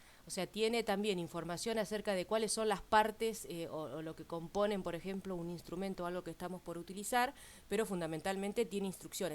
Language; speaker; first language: Spanish; native; Spanish